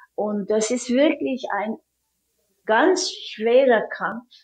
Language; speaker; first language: German; early bilingual, other home language; Turkish